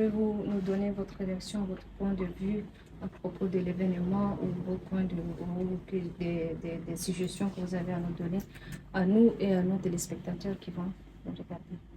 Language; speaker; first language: French; non-native, fluent; Russian